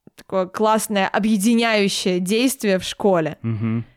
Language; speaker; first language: Russian; native; Russian